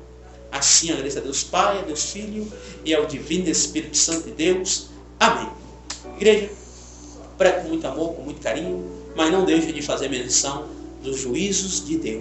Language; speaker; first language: Portuguese; native; Portuguese